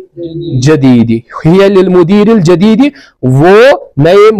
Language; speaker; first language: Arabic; non-native, fluent; Kashmiri